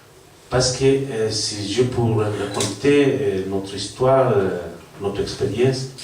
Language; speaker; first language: French; non-native, learner; Spanish